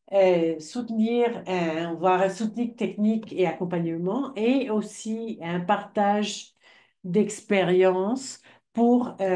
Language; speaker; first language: French; non-native, fluent; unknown